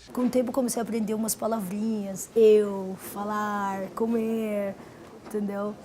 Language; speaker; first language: Portuguese; non-native, fluent; Arabic